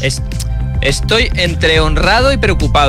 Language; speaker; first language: Spanish; native; Spanish